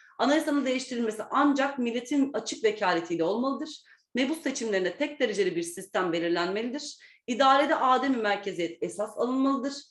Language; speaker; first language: Turkish; native; Turkish